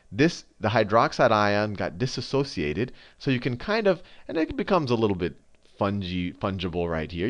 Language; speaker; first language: English; native; English